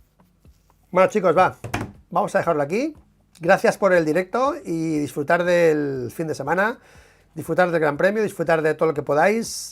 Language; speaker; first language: Spanish; native; Spanish